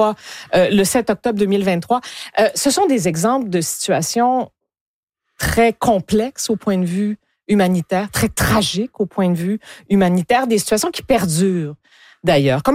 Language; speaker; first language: French; native; French